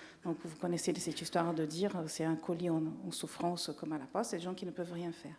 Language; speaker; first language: French; native; French